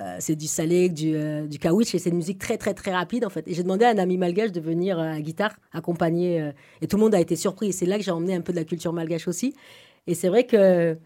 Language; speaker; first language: French; native; French